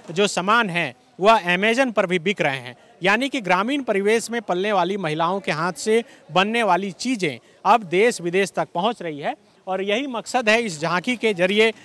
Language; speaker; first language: Hindi; native; Hindi